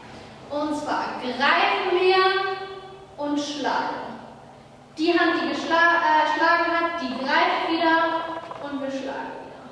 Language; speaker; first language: German; native; German